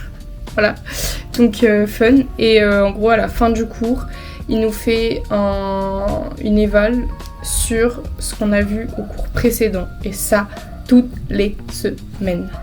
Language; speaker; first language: French; native; French